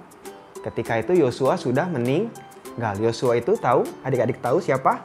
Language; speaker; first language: Indonesian; native; Indonesian